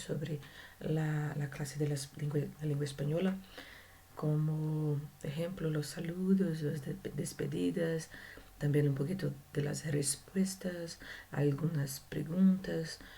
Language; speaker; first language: Spanish; non-native, learner; Portuguese